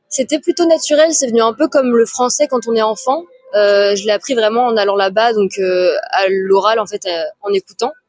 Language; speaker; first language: French; native; French